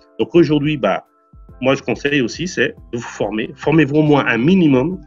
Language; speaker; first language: French; non-native, fluent; Portuguese